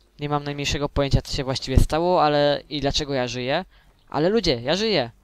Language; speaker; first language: Polish; native; Polish